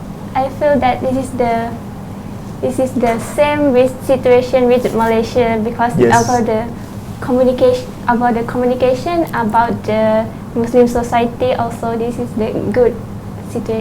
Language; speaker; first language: English; non-native, learner; Thai